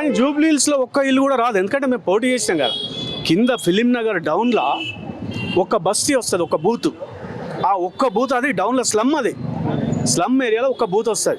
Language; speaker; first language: Telugu; native; Telugu